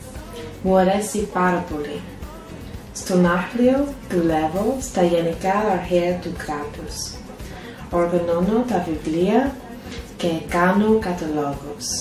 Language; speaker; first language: Greek; early bilingual, heritage; English